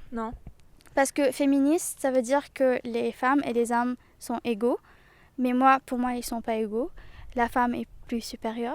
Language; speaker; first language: French; non-native, local second language; Arabic